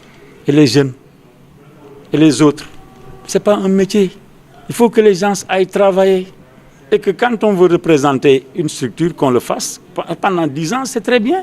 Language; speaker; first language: French; non-native, local second language; Wolof